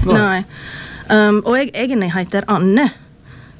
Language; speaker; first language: Swedish; non-native, fluent; English